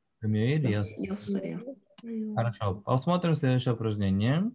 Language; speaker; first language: Russian; non-native, fluent; Korean